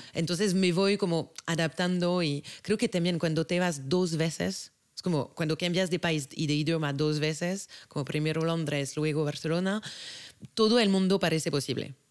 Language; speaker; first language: Spanish; non-native, fluent; French